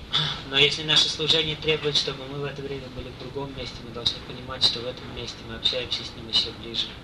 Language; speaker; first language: Russian; native; Russian